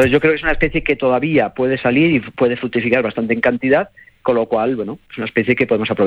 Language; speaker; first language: Spanish; native; Spanish